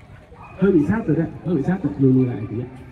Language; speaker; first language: Vietnamese; native; Vietnamese